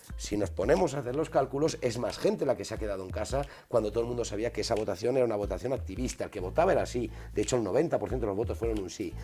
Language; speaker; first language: Spanish; native; Spanish